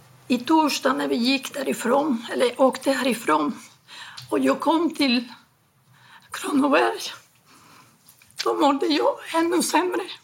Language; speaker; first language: Swedish; non-native, fluent; Spanish